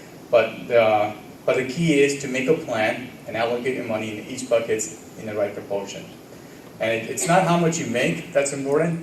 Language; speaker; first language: English; early bilingual, other home language; Gujarati